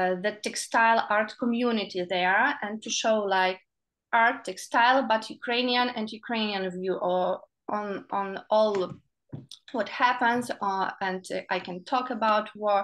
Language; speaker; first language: English; non-native, learner; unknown